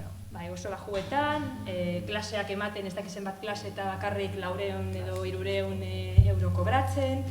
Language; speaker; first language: Basque; non-native, local second language; Spanish